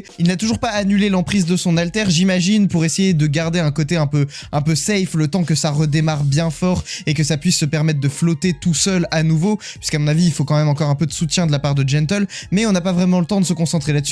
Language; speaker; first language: French; native; French